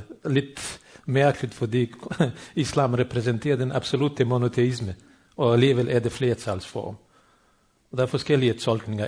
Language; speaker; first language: Swedish; non-native, fluent; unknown